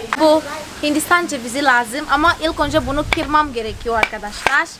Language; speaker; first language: Turkish; non-native, fluent; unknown